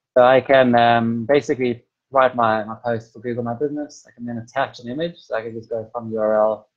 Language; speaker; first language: English; native; English